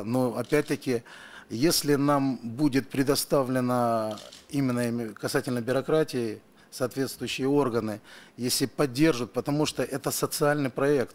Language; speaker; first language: Russian; native; Russian